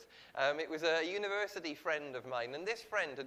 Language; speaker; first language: English; native; English